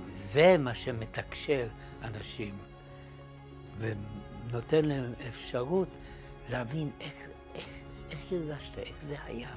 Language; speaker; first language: Hebrew; non-native, fluent; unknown